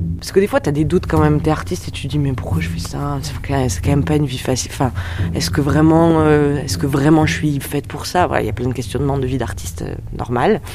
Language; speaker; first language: French; native; French